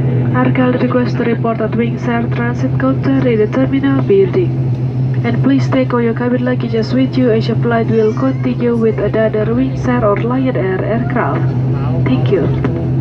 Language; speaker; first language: English; non-native, fluent; Indonesian